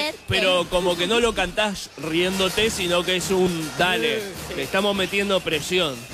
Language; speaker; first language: Spanish; native; Spanish